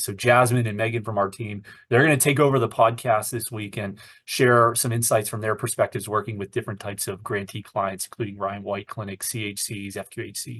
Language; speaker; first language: English; native; English